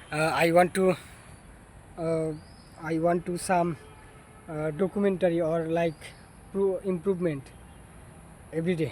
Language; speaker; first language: English; non-native, learner; Bangla